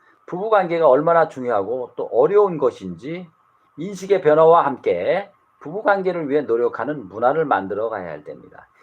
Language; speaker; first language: Korean; native; Korean